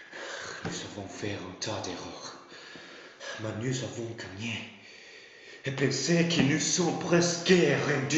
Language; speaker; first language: French; non-native, learner; English